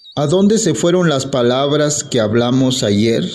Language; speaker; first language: Spanish; non-native, local second language; Zapotec